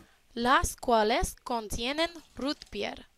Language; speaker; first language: Spanish; non-native, learner; English